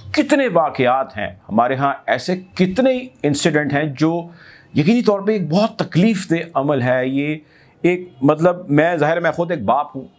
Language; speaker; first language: Urdu; native; Urdu